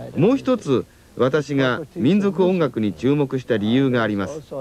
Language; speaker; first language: Japanese; non-native, fluent; Filipino